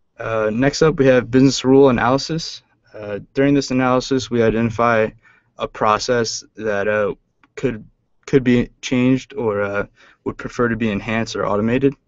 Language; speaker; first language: English; native; English